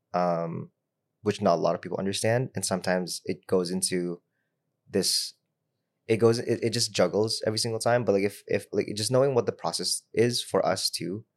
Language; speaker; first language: English; non-native, local second language; Filipino